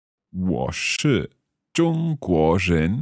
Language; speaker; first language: Chinese; non-native, learner; English